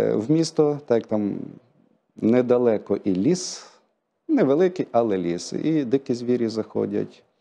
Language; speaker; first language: Ukrainian; native; Ukrainian